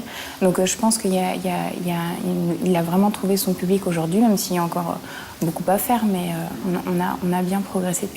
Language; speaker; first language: French; native; French